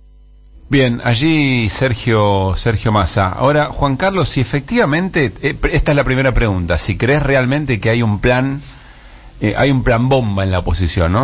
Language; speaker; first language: Spanish; native; Spanish